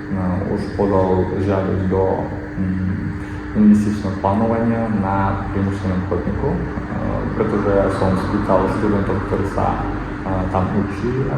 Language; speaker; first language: Slovak; non-native, learner; Kazakh